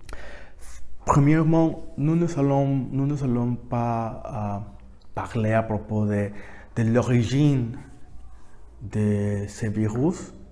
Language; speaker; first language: French; non-native, learner; Spanish